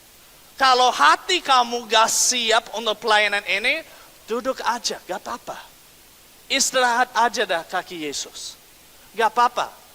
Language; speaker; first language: Indonesian; non-native, fluent; English